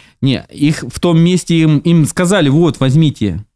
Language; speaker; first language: Russian; native; Russian